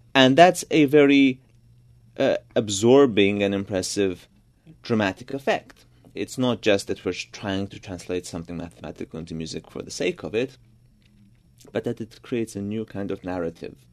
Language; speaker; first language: English; non-native, fluent; Georgian